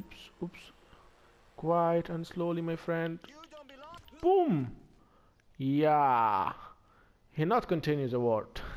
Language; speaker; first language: English; non-native, learner; Arabic